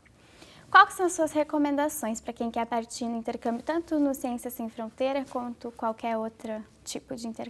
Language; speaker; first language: Portuguese; native; Portuguese